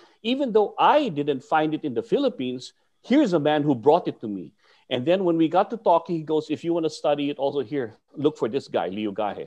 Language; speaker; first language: English; non-native, local second language; Filipino